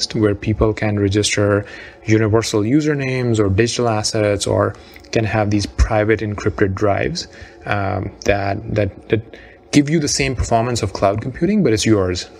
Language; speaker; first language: English; non-native, local second language; Urdu